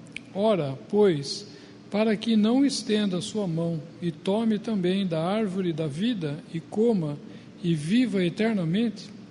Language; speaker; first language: Portuguese; native; Portuguese